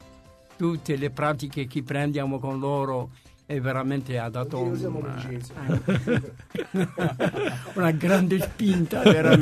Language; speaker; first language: Italian; non-native, fluent; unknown